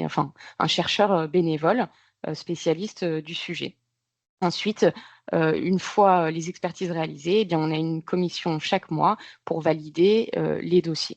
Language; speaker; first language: French; native; French